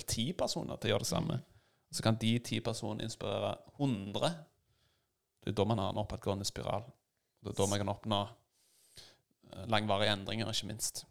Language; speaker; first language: Norwegian; native; Norwegian